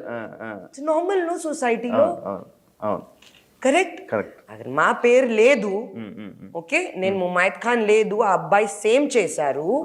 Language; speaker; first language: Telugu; non-native, local second language; Hindi